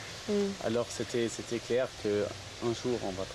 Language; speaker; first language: French; non-native, fluent; German